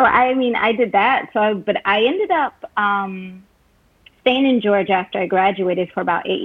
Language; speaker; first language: English; native; English